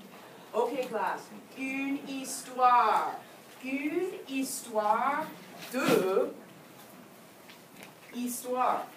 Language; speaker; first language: French; non-native, fluent; English